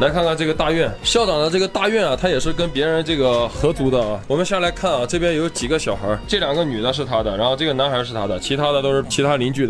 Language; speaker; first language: Chinese; native; Chinese